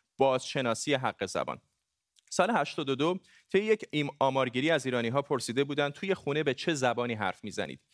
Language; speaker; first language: Persian; non-native, local second language; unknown